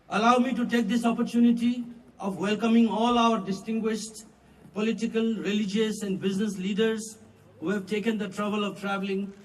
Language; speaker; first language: English; non-native, local second language; Nepali